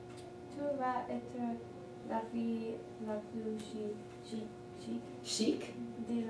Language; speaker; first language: French; non-native, learner; English